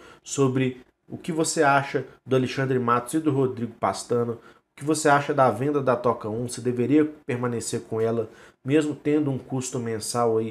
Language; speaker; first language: Portuguese; native; Portuguese